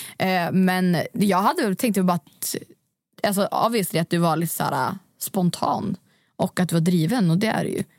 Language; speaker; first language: Swedish; native; Swedish